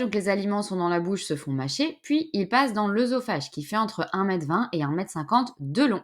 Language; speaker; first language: French; native; French